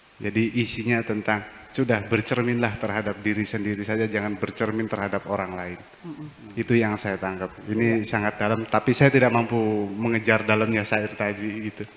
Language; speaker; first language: Indonesian; native; Indonesian